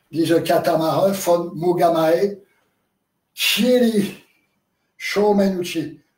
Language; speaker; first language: German; non-native, learner; French